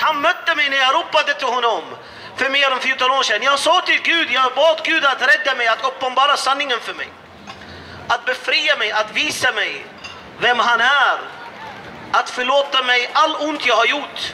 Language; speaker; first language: Swedish; non-native, fluent; Arabic